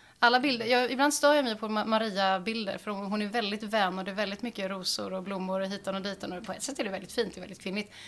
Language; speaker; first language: Swedish; native; Swedish